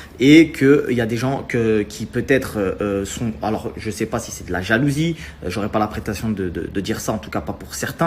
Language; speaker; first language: French; native; French